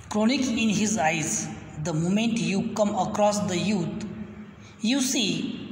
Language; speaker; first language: English; non-native, local second language; Marathi